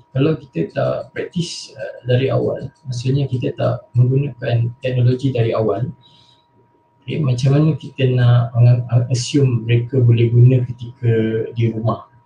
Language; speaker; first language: Malay; native; Malay